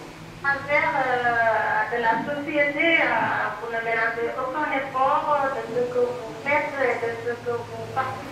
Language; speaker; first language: French; non-native, local second language; Wolof